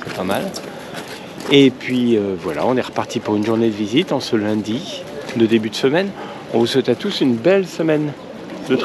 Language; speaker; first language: French; native; French